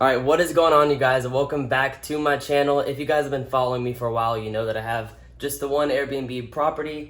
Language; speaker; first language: English; native; English